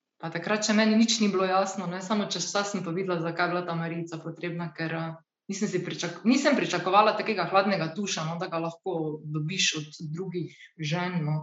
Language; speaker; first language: Slovenian; native; Slovenian